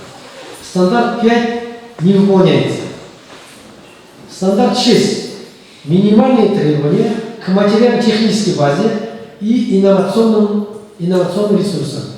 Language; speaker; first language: Russian; non-native, local second language; Kazakh